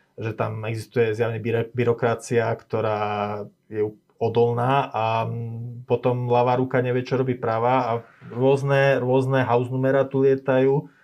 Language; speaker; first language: Slovak; native; Slovak